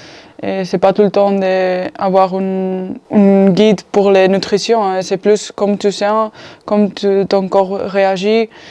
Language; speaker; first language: French; non-native, fluent; Spanish